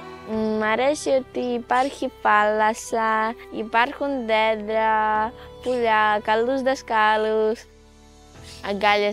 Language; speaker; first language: Greek; early bilingual, other home language; Ukrainian